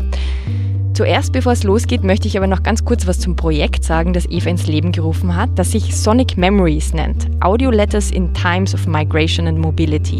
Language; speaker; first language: German; native; German